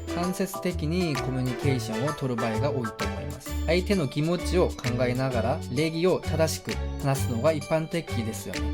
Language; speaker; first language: Japanese; non-native, fluent; Korean